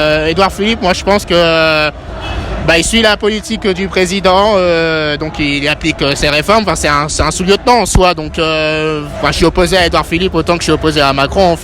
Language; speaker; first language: French; native; French